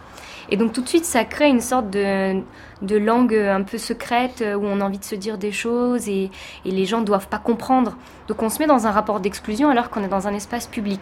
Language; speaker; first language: French; early bilingual, other home language; Tamil